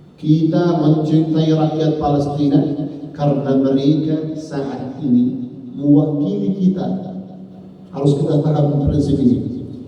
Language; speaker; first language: Indonesian; non-native, learner; Arabic